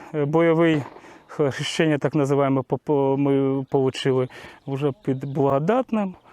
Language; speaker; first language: Ukrainian; non-native, local second language; Russian